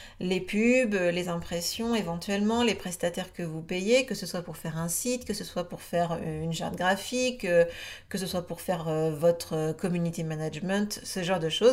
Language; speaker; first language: French; native; French